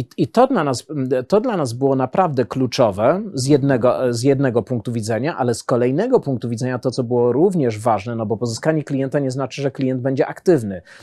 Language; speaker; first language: Polish; early bilingual, heritage; Polish